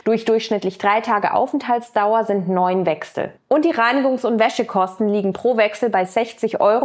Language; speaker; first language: German; native; German